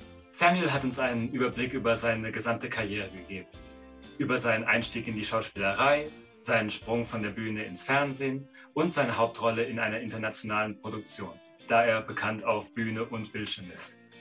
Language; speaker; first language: German; native; German